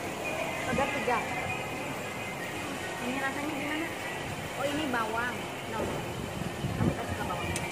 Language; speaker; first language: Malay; non-native, local second language; Sundanese